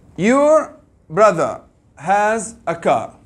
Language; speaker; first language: English; non-native, fluent; Arabic